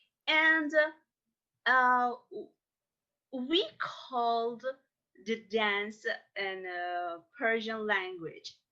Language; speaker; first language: English; non-native, learner; Persian